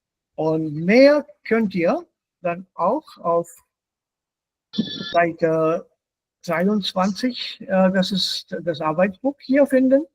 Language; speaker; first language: German; non-native, fluent; Hindi